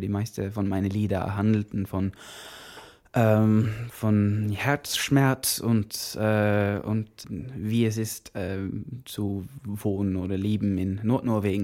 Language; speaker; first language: German; non-native, learner; Norwegian